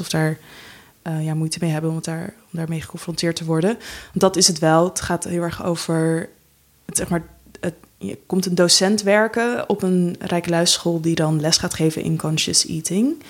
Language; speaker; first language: Dutch; native; Dutch